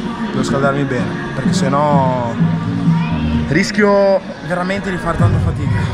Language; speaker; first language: Italian; early bilingual, other home language; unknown